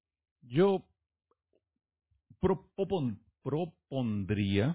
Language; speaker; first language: Spanish; native; Spanish